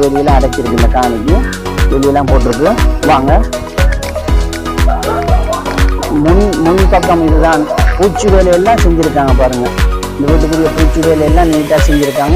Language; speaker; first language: Tamil; native; Tamil